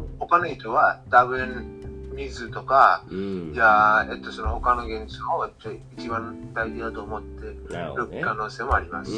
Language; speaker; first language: Japanese; non-native, learner; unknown